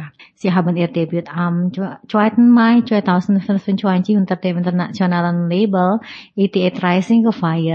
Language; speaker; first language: German; non-native, fluent; Indonesian